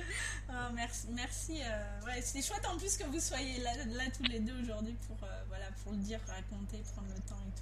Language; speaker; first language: French; native; French